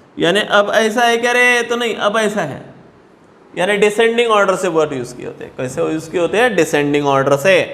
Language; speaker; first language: Hindi; non-native, local second language; Marathi